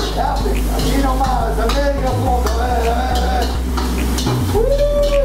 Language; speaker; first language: Spanish; non-native, learner; English